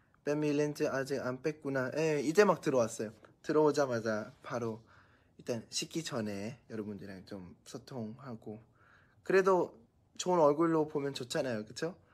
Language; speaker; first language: Korean; non-native, fluent; Thai